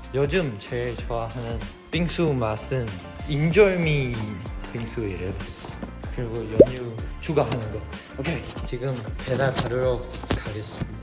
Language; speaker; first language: Korean; non-native, fluent; English